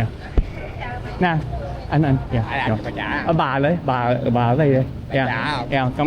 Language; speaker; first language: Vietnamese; non-native, learner; English